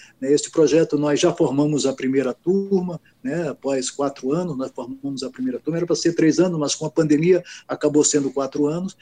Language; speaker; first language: Portuguese; native; Portuguese